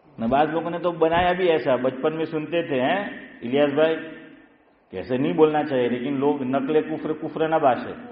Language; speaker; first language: Urdu; non-native, local second language; Gujarati